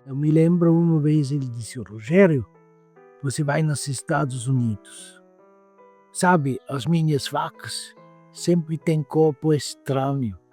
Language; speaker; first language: Portuguese; non-native, fluent; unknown